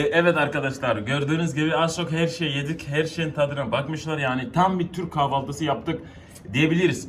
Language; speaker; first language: Turkish; non-native, fluent; Arabic